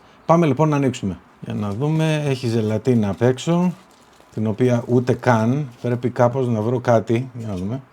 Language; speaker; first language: Greek; native; Greek